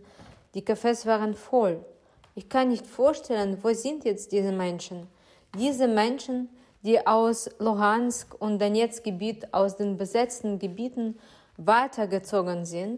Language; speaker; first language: German; non-native, fluent; Ukrainian